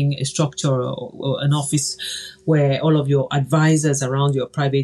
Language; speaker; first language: English; non-native, local second language; Yoruba